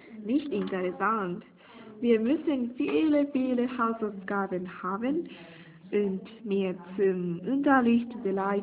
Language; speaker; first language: German; non-native, learner; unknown